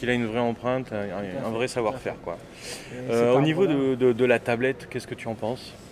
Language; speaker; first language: French; native; French